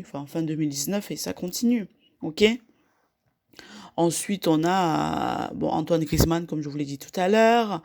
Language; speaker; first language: French; native; French